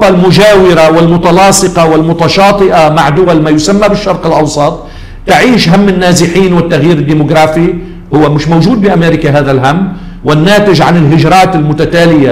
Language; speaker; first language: Arabic; native; Arabic